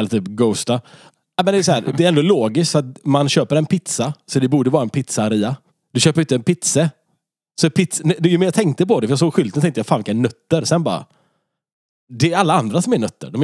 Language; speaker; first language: Swedish; native; Swedish